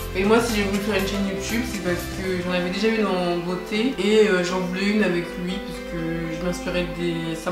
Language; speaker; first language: French; early bilingual, other home language; Haitian Creole